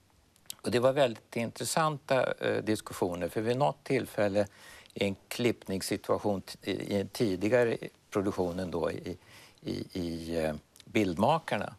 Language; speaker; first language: Swedish; native; Swedish